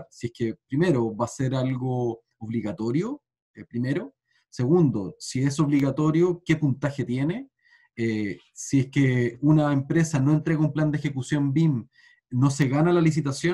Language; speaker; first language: Spanish; native; Spanish